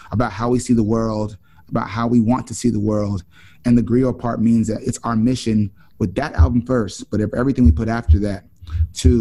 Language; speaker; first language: English; native; English